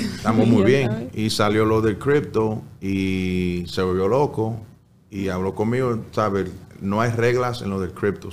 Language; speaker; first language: Spanish; early bilingual, heritage; Spanish